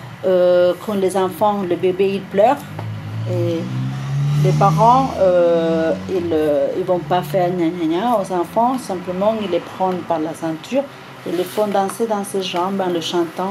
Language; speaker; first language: French; non-native, fluent; Spanish